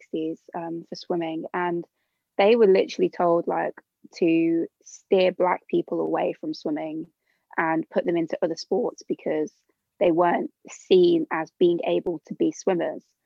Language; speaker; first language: English; native; English